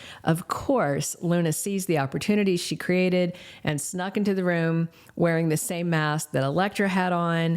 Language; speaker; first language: English; native; English